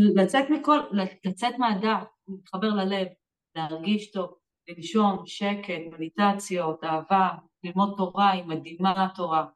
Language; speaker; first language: Hebrew; native; Hebrew